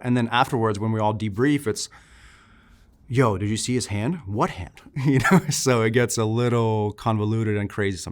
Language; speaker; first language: English; native; English